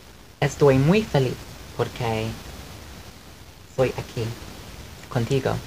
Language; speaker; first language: Spanish; non-native, learner; English